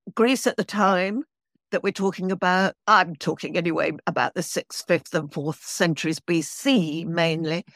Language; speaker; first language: English; native; English